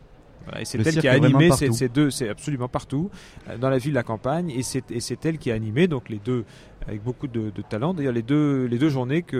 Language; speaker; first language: French; native; French